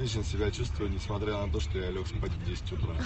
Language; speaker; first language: Russian; native; Russian